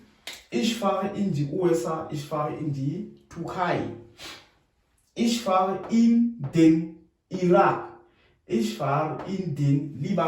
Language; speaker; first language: German; non-native, fluent; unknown